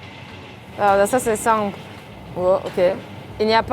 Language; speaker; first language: French; non-native, fluent; English